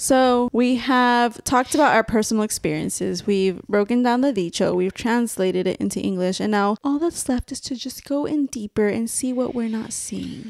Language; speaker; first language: English; early bilingual, other home language; Spanish